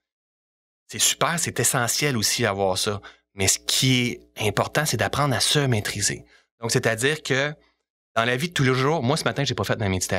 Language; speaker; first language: French; native; French